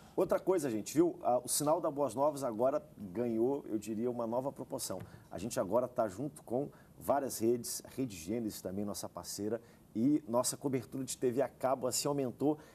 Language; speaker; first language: Portuguese; native; Portuguese